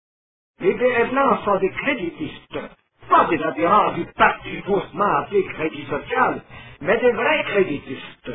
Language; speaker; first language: French; native; French